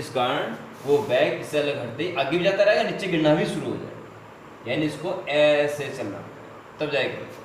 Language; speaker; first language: Hindi; native; Hindi